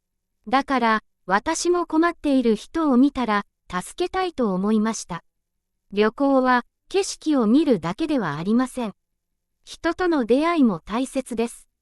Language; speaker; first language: Japanese; non-native, fluent; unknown